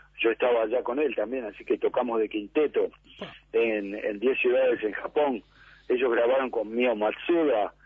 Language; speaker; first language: Spanish; native; Spanish